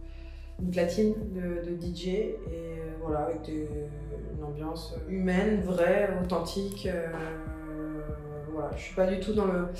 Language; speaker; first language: French; early bilingual, other home language; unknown